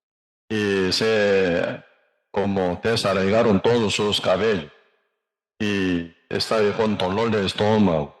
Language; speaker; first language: Spanish; non-native, learner; Korean